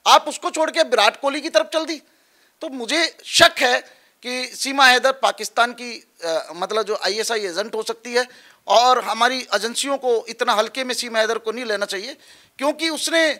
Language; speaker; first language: Hindi; native; Hindi